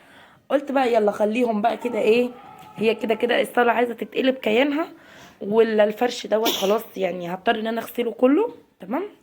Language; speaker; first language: Arabic; native; Arabic